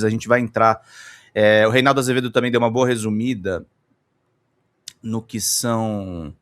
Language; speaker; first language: Portuguese; native; Portuguese